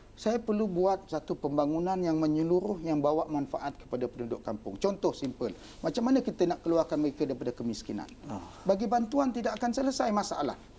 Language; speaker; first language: Malay; non-native, local second language; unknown